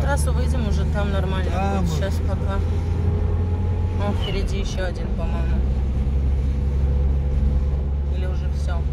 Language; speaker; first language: Russian; native; Russian